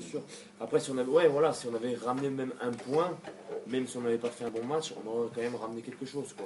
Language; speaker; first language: French; native; French